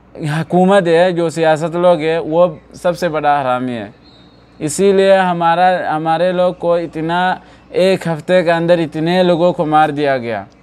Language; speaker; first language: Hindi; non-native, fluent; Oromo